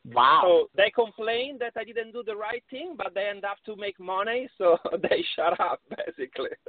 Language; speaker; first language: English; non-native, fluent; Italian